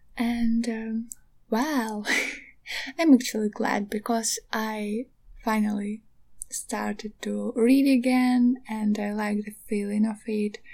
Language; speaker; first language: English; non-native, learner; Ukrainian